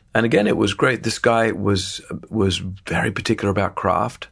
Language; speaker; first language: English; native; English